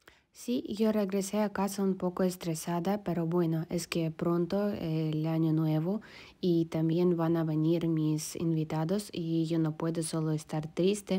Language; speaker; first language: Spanish; non-native, learner; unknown